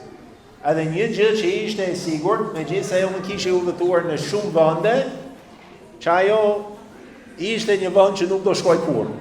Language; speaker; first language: Albanian; non-native, fluent; English